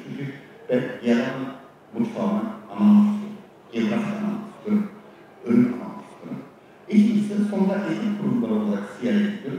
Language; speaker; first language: Turkish; non-native, learner; German